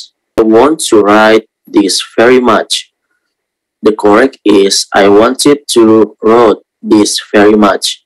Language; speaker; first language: English; non-native, learner; Indonesian